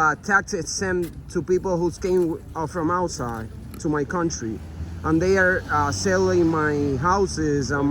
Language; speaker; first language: English; non-native, learner; Spanish